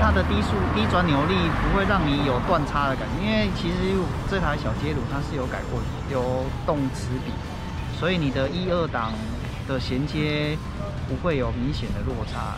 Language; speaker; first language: Chinese; native; Chinese